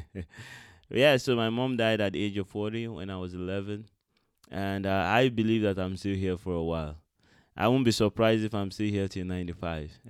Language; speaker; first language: English; non-native, local second language; Yoruba